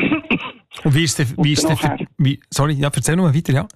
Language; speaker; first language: German; native; German